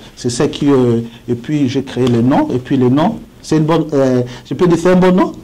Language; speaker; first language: French; non-native, local second language; Swahili